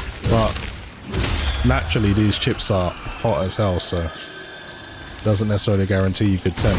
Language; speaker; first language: English; native; English